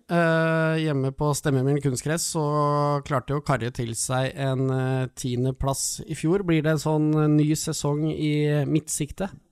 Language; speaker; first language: Norwegian; native; Norwegian